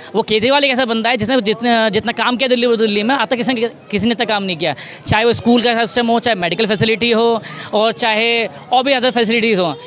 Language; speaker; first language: Hindi; native; Hindi